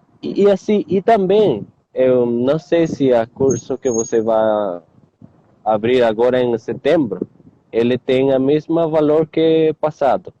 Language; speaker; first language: Portuguese; non-native, learner; Spanish